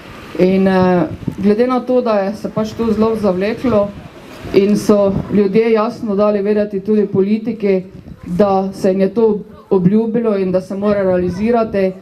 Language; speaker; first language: Slovenian; native; Slovenian